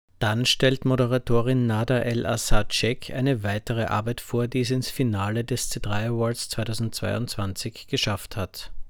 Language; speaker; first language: German; native; German